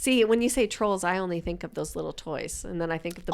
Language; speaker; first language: English; native; English